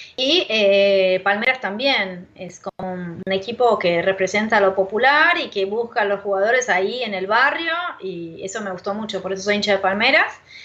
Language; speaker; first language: Spanish; non-native, fluent; Portuguese